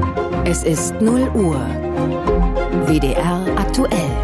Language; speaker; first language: German; native; German